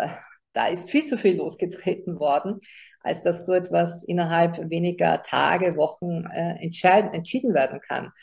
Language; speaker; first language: German; native; German